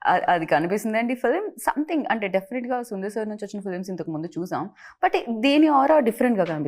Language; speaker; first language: Telugu; native; Telugu